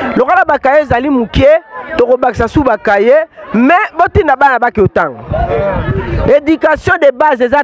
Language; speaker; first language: Lingala; non-native, local second language; Kongo